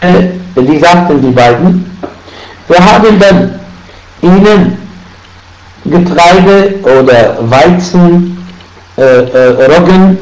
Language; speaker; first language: German; non-native, fluent; Arabic